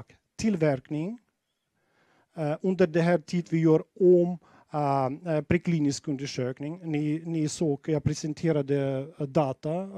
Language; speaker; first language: Swedish; non-native, fluent; Russian